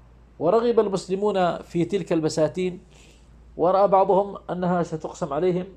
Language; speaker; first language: Arabic; native; Arabic